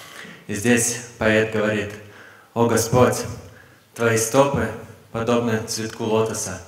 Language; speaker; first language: Russian; native; Russian